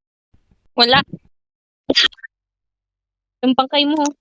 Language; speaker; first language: Filipino; native; Filipino